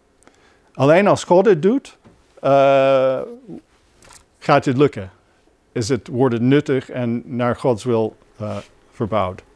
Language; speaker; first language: Dutch; non-native, fluent; English